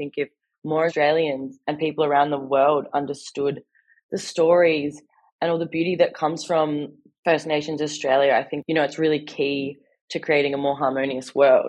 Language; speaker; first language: English; native; English